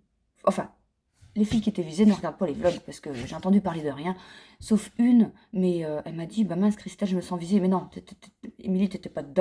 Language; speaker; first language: French; native; French